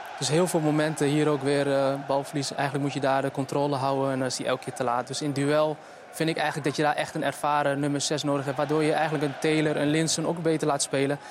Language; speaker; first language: Dutch; early bilingual, other home language; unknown